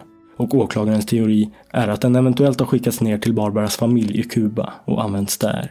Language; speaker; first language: Swedish; native; Swedish